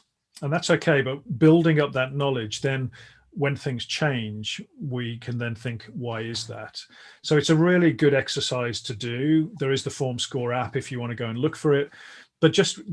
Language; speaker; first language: English; native; English